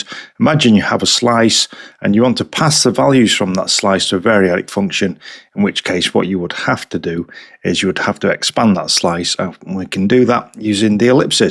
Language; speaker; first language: English; native; English